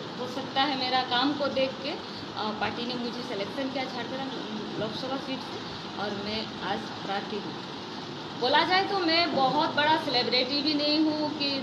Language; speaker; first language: Hindi; non-native, local second language; Santali